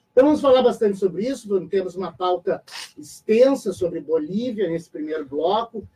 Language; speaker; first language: Portuguese; native; Portuguese